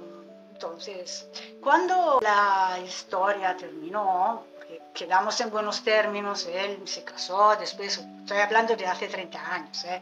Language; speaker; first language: Spanish; non-native, fluent; Italian